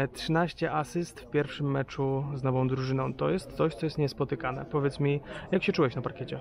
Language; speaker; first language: Polish; native; Polish